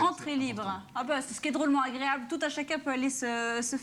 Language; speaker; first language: French; native; French